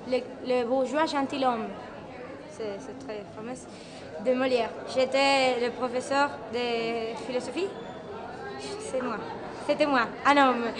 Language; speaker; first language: French; non-native, learner; Spanish